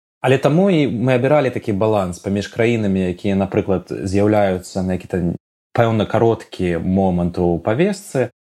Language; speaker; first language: Belarusian; non-native, local second language; Russian